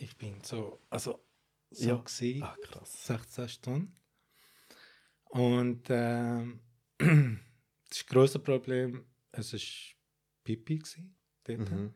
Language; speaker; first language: German; non-native, fluent; Arabic